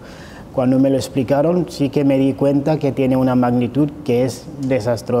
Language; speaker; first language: Spanish; non-native, fluent; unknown